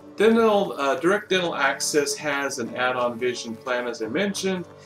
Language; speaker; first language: English; native; English